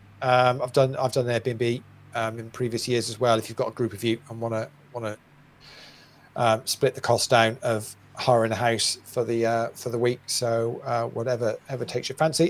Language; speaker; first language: English; native; English